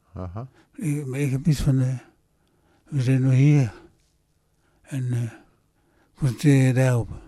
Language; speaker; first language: Dutch; early bilingual, other home language; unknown